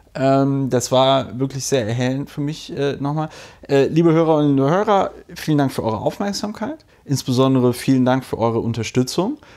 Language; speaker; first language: German; native; German